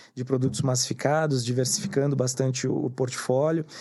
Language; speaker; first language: Portuguese; native; Portuguese